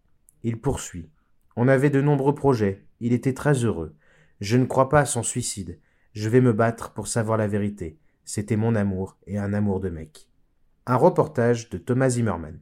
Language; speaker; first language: French; native; French